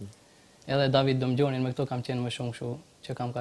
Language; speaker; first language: Albanian; native; Albanian